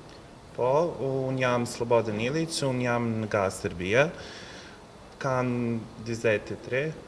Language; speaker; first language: Albanian; non-native, learner; Serbian